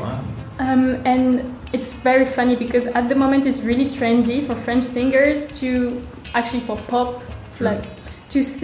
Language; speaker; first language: English; non-native, fluent; French